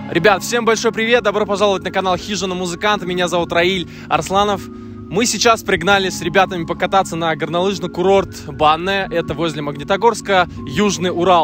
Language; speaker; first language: Russian; native; Russian